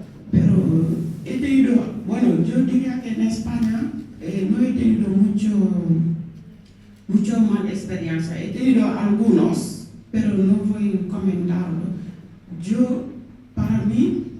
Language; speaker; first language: Spanish; non-native, local second language; Wolof